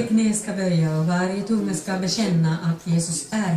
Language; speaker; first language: Swedish; non-native, fluent; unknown